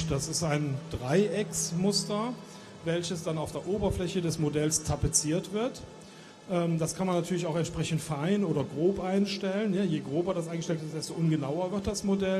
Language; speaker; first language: German; native; German